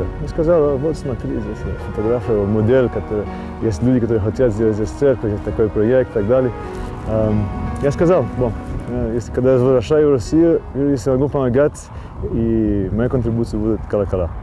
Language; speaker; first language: Russian; early bilingual, heritage; Russian